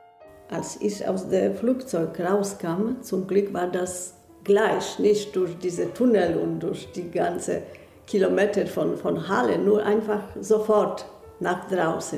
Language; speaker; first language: German; non-native, fluent; Polish